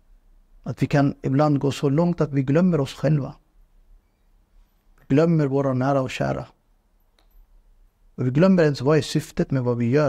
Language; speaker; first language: Swedish; non-native, fluent; Urdu